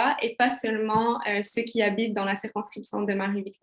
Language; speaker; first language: French; early bilingual, other home language; Kabyle